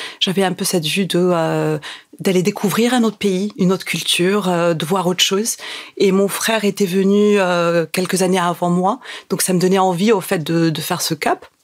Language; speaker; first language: French; non-native, local second language; Arabic